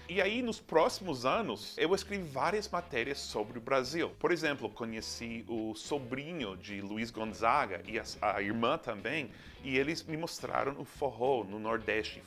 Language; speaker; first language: Portuguese; non-native, fluent; English